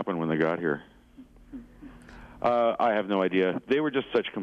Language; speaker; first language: English; native; English